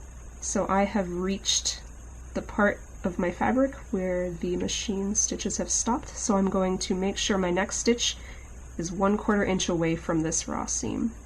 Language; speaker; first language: English; native; English